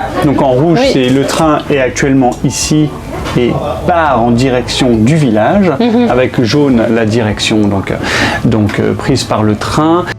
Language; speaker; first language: French; native; French